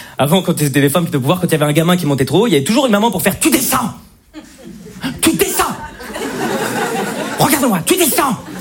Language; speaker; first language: French; native; French